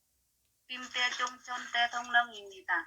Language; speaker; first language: Korean; non-native, learner; Vietnamese